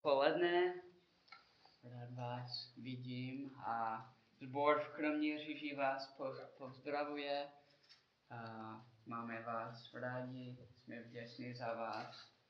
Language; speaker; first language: Czech; non-native, learner; English